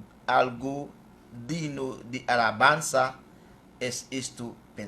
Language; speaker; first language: Spanish; non-native, fluent; Haitian Creole